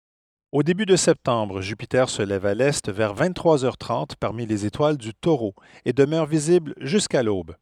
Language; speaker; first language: French; native; French